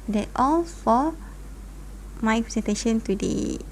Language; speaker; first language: English; non-native, local second language; Malay